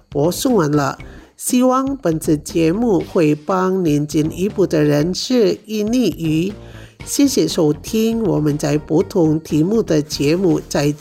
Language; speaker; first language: Chinese; non-native, fluent; Indonesian